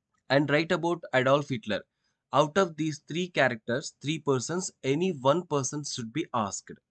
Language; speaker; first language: English; non-native, local second language; Telugu